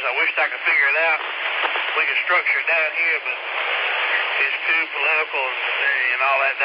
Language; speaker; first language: English; native; English